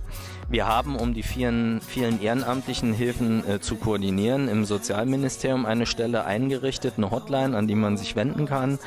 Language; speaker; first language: German; native; German